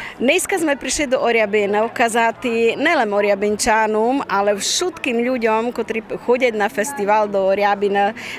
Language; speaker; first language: Slovak; non-native, local second language; Rusyn